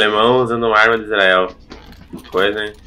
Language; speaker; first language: Portuguese; native; Portuguese